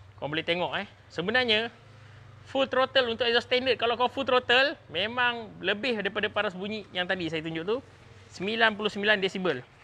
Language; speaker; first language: Malay; native; Malay